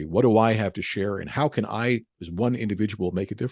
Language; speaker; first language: English; native; English